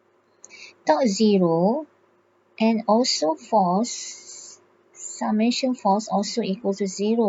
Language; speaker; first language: English; non-native, local second language; Malay